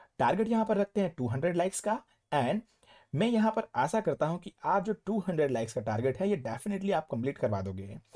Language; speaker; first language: Hindi; non-native, local second language; Gujarati